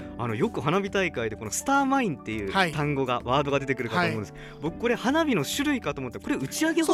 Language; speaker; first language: Japanese; native; Japanese